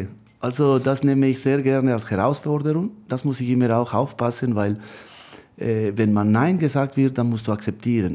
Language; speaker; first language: German; non-native, fluent; Spanish